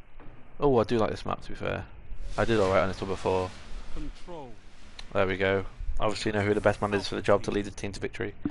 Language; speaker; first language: English; native; English